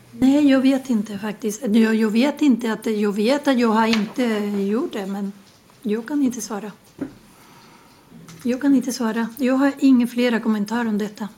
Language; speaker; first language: Swedish; non-native, fluent; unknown